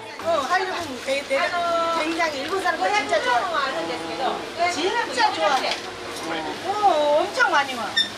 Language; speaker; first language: Korean; early bilingual, heritage; Korean